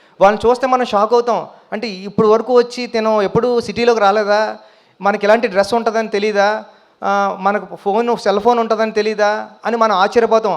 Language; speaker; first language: Telugu; native; Telugu